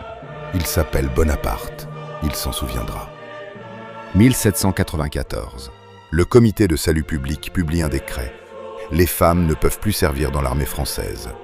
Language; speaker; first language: French; native; French